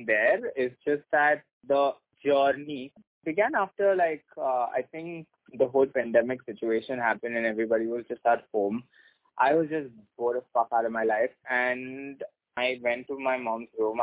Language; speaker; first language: English; non-native, local second language; Hindi